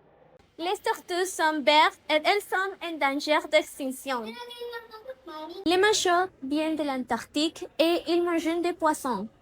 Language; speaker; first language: French; non-native, learner; Spanish